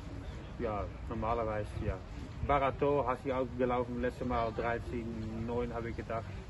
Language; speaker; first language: German; non-native, learner; Dutch